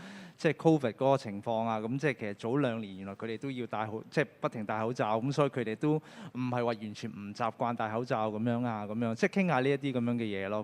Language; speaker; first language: Cantonese; native; Cantonese